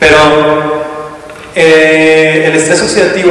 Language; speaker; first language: Spanish; native; Spanish